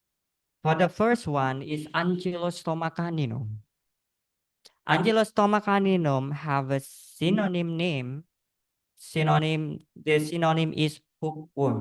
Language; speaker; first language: English; non-native, learner; Indonesian